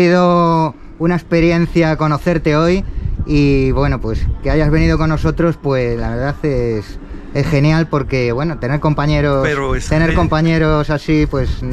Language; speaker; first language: Spanish; native; Spanish